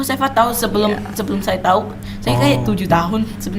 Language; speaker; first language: Indonesian; non-native, local second language; English